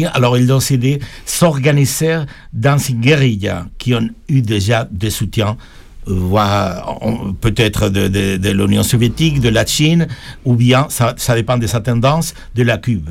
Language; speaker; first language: French; non-native, fluent; Spanish